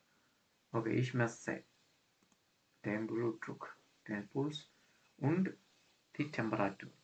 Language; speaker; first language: German; non-native, fluent; Malayalam